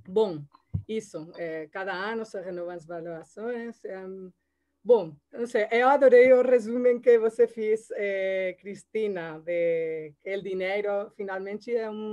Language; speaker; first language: Portuguese; non-native, learner; Spanish